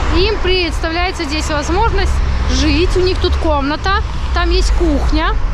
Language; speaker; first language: Russian; native; Russian